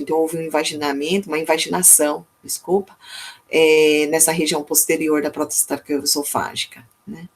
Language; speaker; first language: Portuguese; native; Portuguese